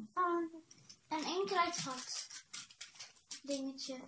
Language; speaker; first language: Dutch; early bilingual, other home language; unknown